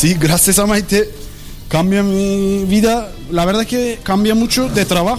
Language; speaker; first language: Spanish; non-native, learner; Turkish